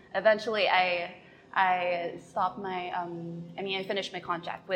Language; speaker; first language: English; non-native, local second language; Filipino